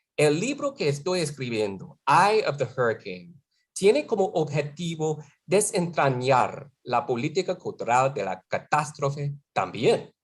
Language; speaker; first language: Spanish; non-native, fluent; English